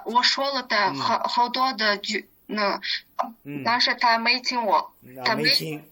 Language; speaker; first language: Chinese; non-native, learner; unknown